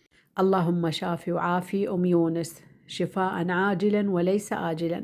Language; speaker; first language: Arabic; native; Arabic